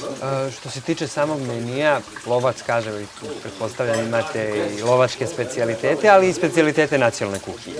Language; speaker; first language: Bosnian; native; Bosnian